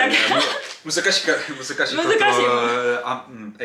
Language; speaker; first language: Japanese; non-native, learner; Polish